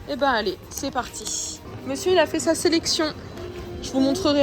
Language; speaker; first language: French; native; French